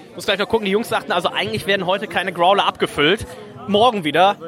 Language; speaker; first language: German; native; German